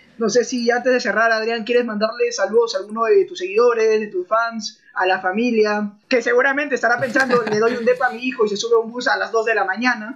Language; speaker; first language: Spanish; native; Spanish